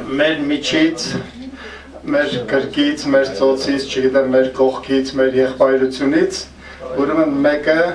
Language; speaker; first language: Armenian; native; Armenian